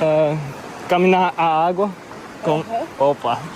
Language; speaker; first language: Portuguese; early bilingual, heritage; English